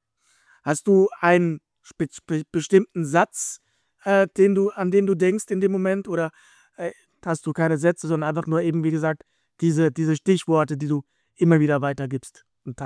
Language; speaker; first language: German; native; German